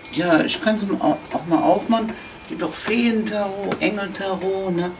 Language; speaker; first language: German; native; German